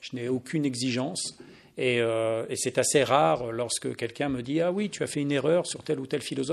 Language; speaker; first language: French; native; French